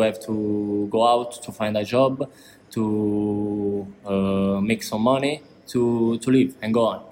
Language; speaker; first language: English; non-native, learner; Italian